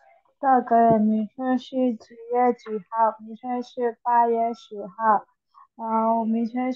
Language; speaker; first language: Chinese; non-native, learner; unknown